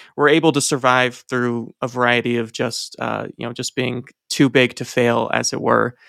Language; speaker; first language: English; native; English